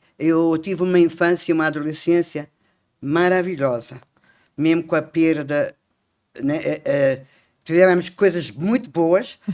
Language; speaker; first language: Portuguese; native; Portuguese